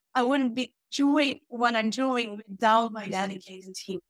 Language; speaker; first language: English; non-native, fluent; Portuguese